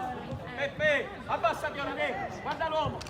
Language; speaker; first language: Italian; native; Italian